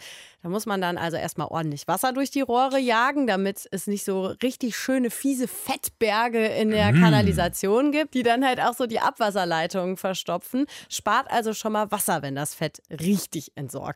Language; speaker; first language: German; native; German